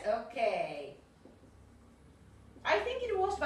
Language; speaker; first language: English; non-native, fluent; Spanish